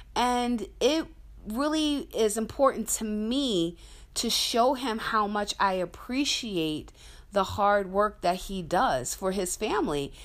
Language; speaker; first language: English; native; English